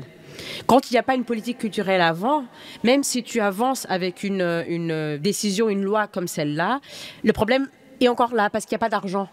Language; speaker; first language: French; non-native, fluent; Portuguese